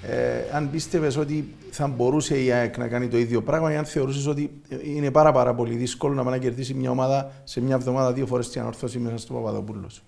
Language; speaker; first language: Greek; native; Greek